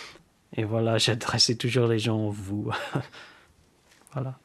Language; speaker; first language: French; non-native, fluent; English